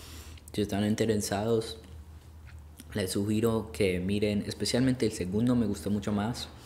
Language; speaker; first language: Spanish; early bilingual, heritage; Spanish